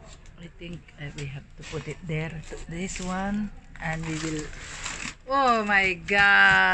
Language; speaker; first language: English; non-native, learner; Filipino